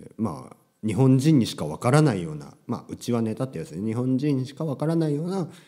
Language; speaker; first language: Japanese; native; Japanese